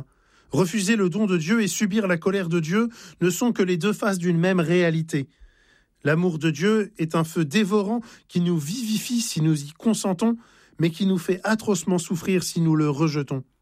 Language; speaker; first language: French; native; French